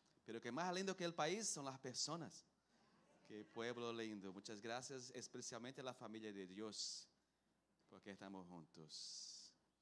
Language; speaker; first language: Spanish; non-native, learner; Portuguese